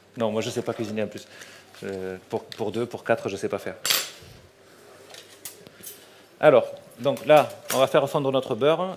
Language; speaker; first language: French; native; French